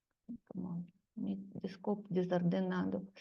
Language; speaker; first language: Spanish; non-native, fluent; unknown